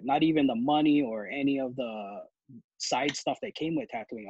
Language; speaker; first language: English; native; English